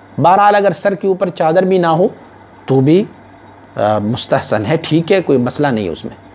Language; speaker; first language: Urdu; non-native, local second language; Pashto